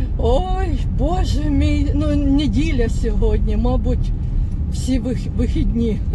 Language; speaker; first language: Ukrainian; non-native, local second language; Russian